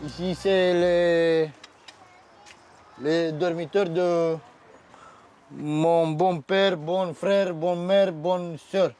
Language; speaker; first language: French; non-native, learner; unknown